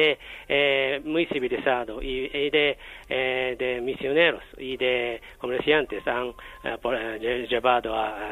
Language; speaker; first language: Spanish; non-native, learner; Japanese